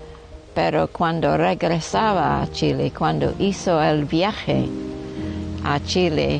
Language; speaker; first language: Spanish; non-native, local second language; English